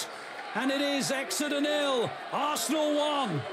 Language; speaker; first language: English; native; English